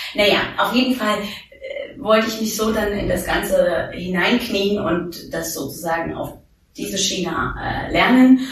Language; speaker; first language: German; native; German